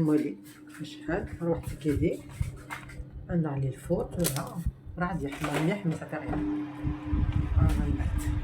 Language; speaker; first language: Arabic; non-native, local second language; Kabyle